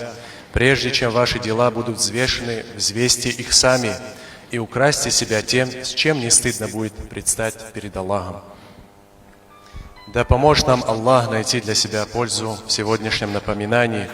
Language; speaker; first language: Russian; non-native, local second language; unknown